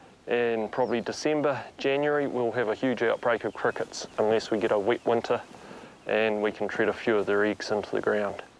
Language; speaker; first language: English; native; English